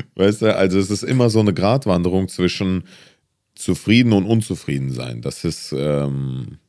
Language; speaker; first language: German; native; German